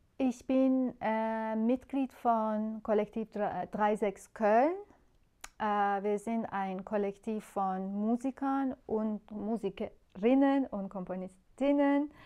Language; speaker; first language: German; non-native, fluent; Persian